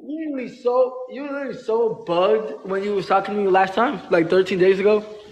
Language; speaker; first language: English; early bilingual, other home language; Spanish